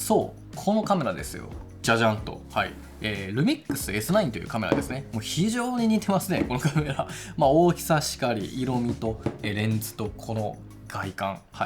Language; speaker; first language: Japanese; native; Japanese